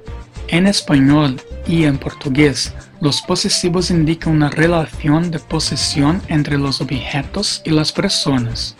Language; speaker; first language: Spanish; non-native, fluent; Portuguese